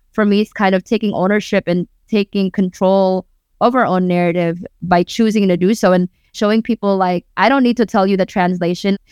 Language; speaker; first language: English; early bilingual, other home language; Waray